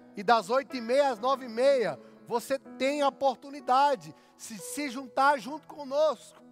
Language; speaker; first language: Portuguese; native; Portuguese